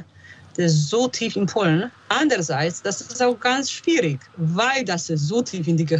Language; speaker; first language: German; non-native, fluent; Polish